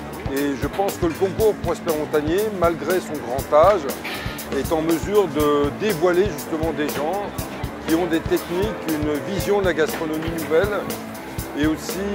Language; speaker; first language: French; native; French